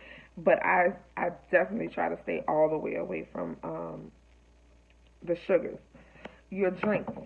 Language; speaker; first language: English; native; English